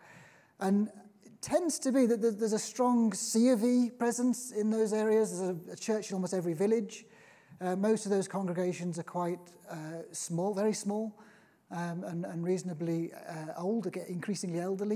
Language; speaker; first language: English; native; English